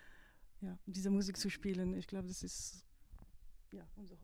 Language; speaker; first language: German; non-native, fluent; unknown